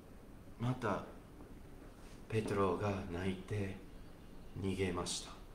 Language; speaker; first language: Japanese; non-native, fluent; English